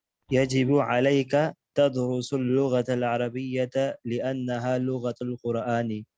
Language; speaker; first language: Arabic; non-native, learner; English